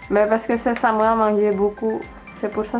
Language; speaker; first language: French; non-native, learner; Indonesian